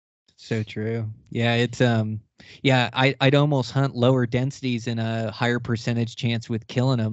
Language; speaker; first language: English; native; English